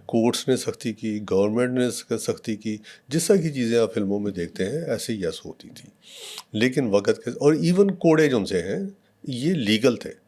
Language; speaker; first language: Urdu; non-native, local second language; Punjabi